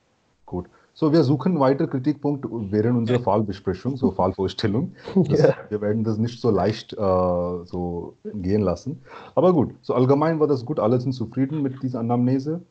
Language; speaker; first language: German; non-native, fluent; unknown